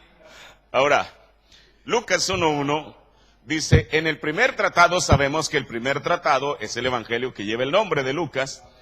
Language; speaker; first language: Spanish; native; Spanish